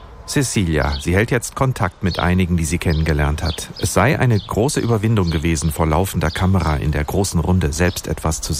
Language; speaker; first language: German; native; German